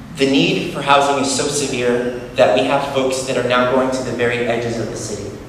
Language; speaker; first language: English; native; English